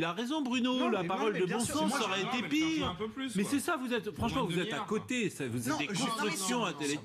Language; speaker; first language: French; native; French